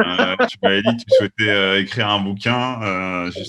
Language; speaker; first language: French; native; French